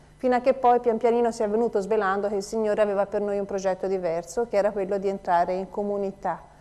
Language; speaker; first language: Italian; native; Italian